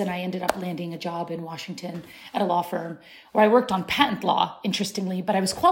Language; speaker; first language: English; early bilingual, other home language; Arabic